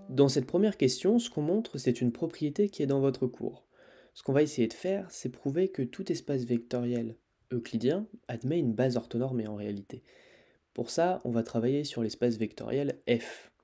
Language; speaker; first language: French; native; French